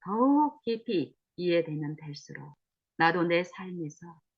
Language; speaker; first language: Korean; native; Korean